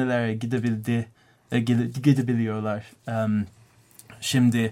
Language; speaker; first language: Turkish; non-native, learner; English